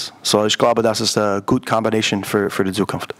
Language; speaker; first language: German; non-native, learner; English